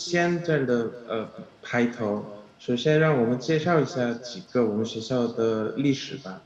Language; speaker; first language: Chinese; non-native, fluent; Korean